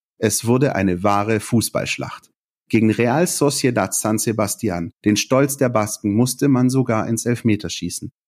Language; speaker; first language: German; native; German